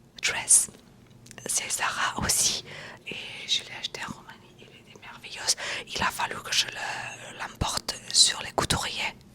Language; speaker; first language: French; non-native, fluent; Romanian